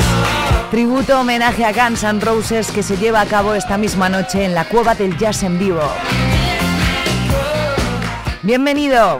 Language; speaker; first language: Spanish; native; Spanish